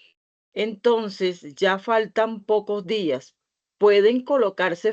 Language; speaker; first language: Spanish; native; Spanish